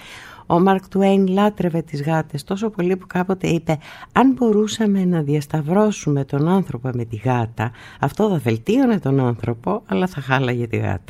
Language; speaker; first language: Greek; native; Greek